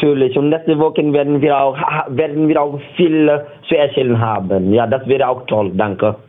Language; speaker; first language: German; non-native, learner; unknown